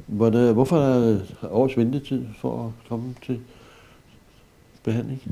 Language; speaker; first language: Danish; native; Danish